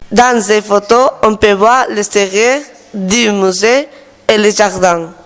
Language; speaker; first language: French; non-native, learner; Spanish